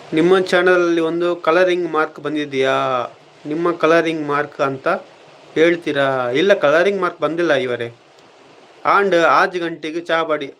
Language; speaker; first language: Kannada; non-native, local second language; Tulu